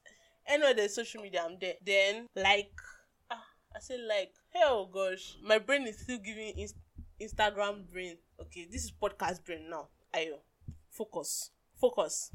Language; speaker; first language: English; non-native, local second language; Yoruba